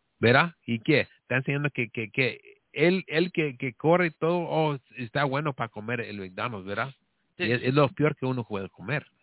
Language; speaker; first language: Spanish; early bilingual, heritage; Spanish